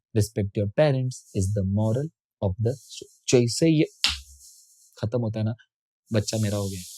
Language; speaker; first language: Hindi; non-native, local second language; Tamil